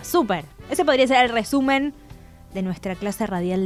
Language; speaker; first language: Spanish; native; Spanish